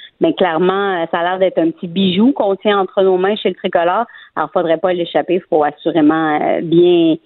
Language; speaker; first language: French; native; French